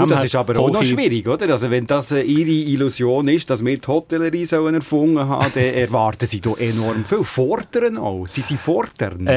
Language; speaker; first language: German; native; German